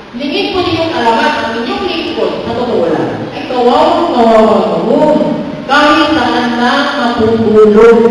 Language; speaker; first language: Filipino; non-native, local second language; Cebuano